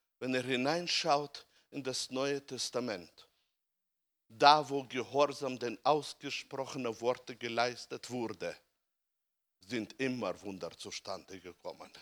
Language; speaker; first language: German; non-native, fluent; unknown